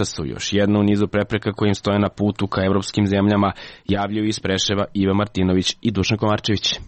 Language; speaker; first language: Serbian; native; Serbian